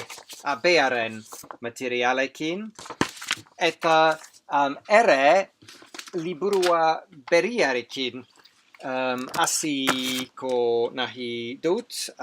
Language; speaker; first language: Basque; non-native, learner; English